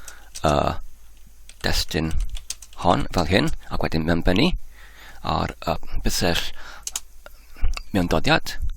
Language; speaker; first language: Welsh; non-native, learner; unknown